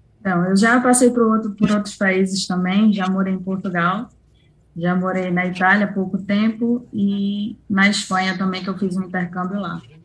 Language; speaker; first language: Portuguese; native; Portuguese